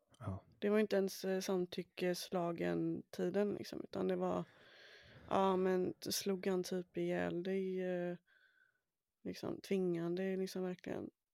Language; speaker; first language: Swedish; native; Swedish